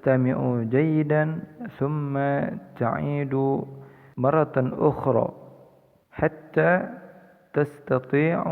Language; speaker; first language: Arabic; non-native, fluent; Indonesian